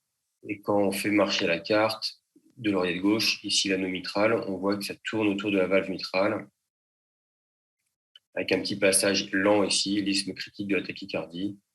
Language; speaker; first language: French; native; French